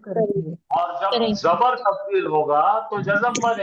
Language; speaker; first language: Hindi; native; Hindi